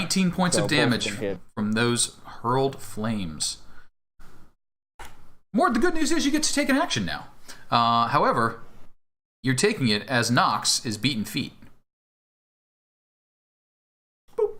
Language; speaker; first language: English; native; English